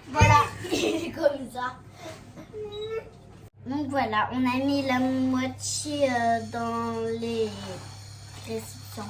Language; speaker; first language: French; native; French